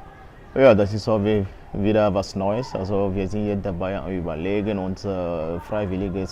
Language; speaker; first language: German; non-native, fluent; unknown